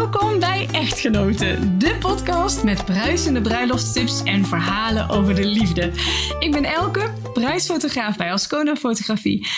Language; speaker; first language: Dutch; native; Dutch